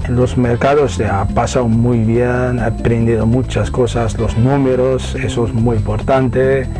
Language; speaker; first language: Spanish; non-native, learner; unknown